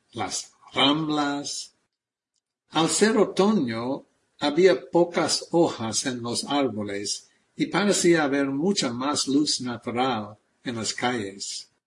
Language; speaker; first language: Spanish; non-native, fluent; English